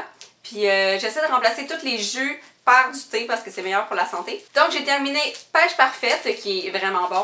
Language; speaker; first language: French; native; French